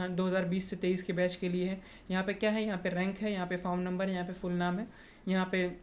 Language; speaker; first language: Hindi; non-native, local second language; Marathi